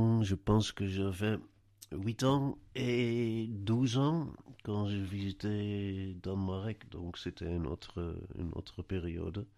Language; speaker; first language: French; non-native, learner; Dutch